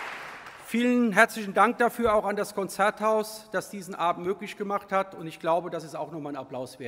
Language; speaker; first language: German; native; German